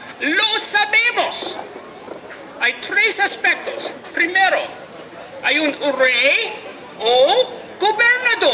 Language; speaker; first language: Spanish; non-native, learner; English